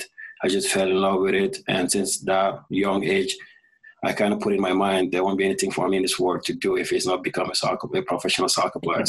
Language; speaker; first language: English; non-native, fluent; French